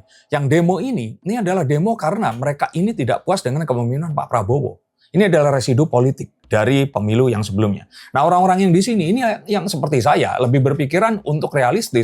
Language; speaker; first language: Indonesian; native; Indonesian